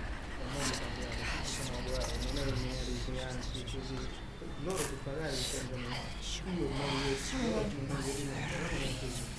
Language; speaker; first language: Italian; non-native, learner; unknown